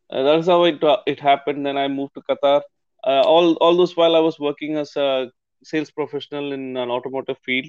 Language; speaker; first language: English; non-native, local second language; Tamil